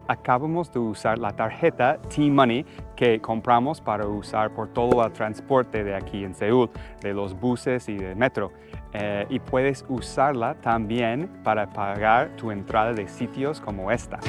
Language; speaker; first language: Spanish; non-native, fluent; English